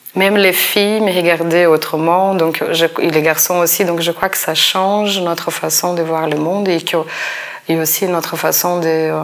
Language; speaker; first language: French; non-native, fluent; Portuguese